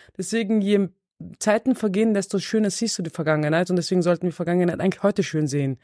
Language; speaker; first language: German; early bilingual, other home language; Turkish